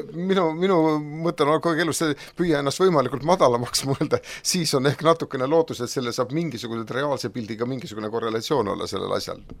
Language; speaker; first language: Estonian; native; Estonian